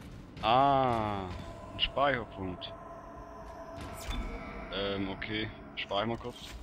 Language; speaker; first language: German; native; German